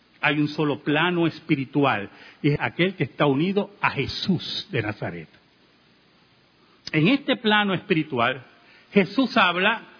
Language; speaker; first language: Spanish; native; Spanish